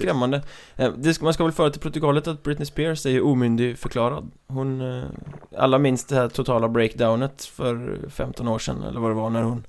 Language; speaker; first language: Swedish; native; Swedish